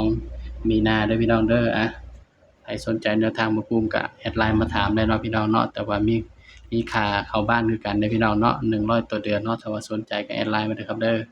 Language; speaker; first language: Thai; non-native, local second language; Lao